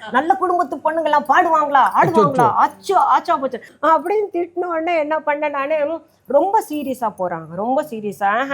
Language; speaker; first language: Tamil; non-native, local second language; Hindi